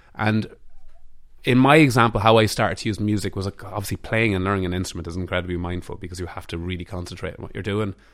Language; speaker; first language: English; native; English